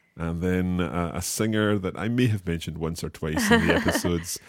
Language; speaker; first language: English; native; English